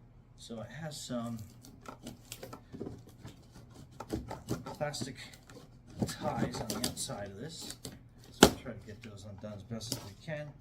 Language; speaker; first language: English; native; English